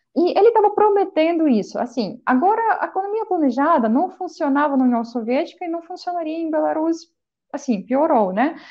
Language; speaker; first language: Portuguese; non-native, fluent; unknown